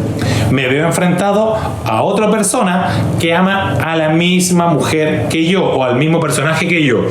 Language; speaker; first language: Spanish; native; Spanish